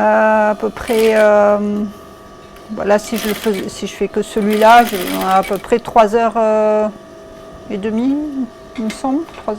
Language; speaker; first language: French; native; French